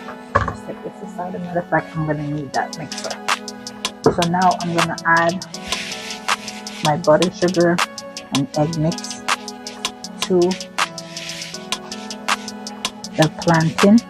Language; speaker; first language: English; native; English